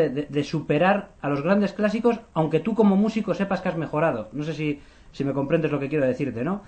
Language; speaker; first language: Spanish; native; Spanish